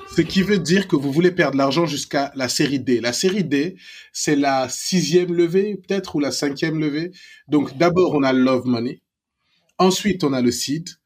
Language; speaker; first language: French; non-native, local second language; Wolof